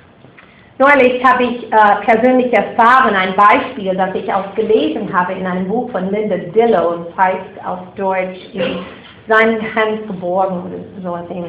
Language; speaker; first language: German; non-native, fluent; English